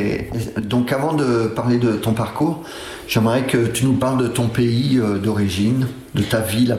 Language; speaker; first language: French; native; French